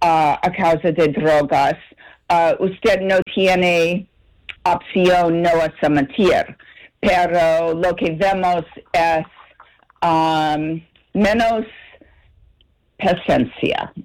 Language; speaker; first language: Spanish; non-native, learner; English